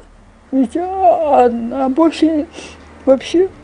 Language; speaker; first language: Russian; early bilingual, other home language; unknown